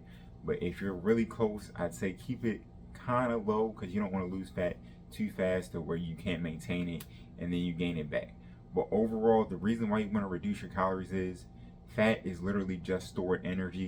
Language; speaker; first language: English; native; English